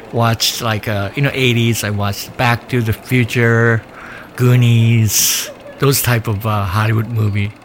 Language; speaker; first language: English; early bilingual, other home language; Japanese